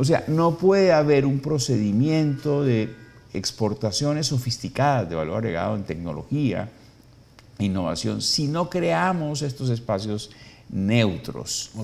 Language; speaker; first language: Spanish; native; Spanish